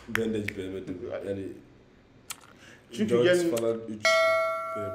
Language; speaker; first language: Turkish; non-native, learner; English